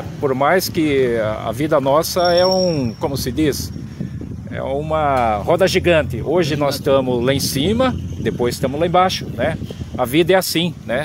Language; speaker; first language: Portuguese; native; Portuguese